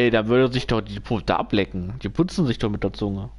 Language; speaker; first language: German; native; German